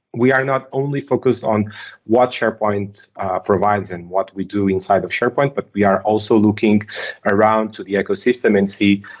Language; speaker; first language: English; non-native, fluent; Portuguese